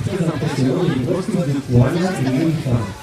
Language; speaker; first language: French; native; French